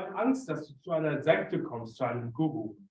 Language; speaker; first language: German; native; German